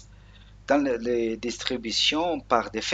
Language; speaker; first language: French; non-native, learner; Portuguese